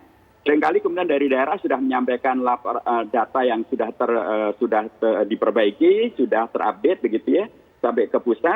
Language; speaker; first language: Indonesian; native; Indonesian